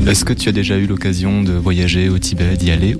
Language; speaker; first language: French; native; French